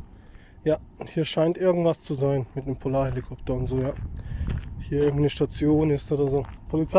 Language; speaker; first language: German; native; German